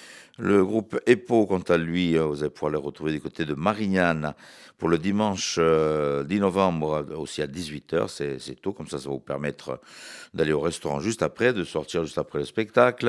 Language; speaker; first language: French; native; French